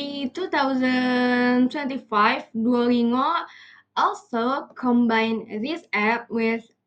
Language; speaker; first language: English; non-native, learner; Indonesian